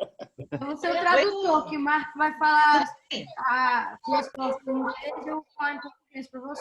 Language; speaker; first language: Portuguese; early bilingual, heritage; Portuguese